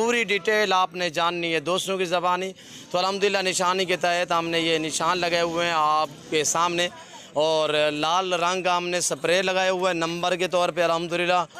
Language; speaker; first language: Urdu; non-native, local second language; Saraiki